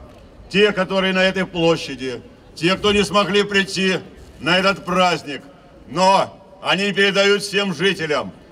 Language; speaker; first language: Russian; native; Russian